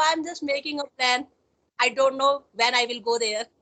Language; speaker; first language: English; non-native, local second language; Hindi